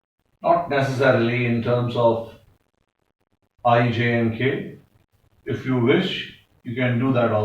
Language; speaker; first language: English; non-native, local second language; Hindi